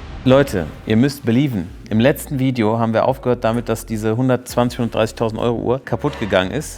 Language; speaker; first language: German; native; German